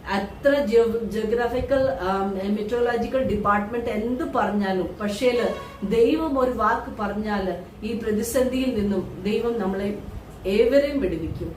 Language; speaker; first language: Malayalam; early bilingual, heritage; Malayalam